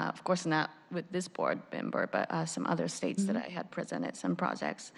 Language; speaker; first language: English; non-native, fluent; Japanese